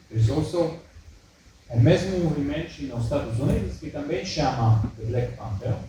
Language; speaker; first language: Portuguese; early bilingual, heritage; Hebrew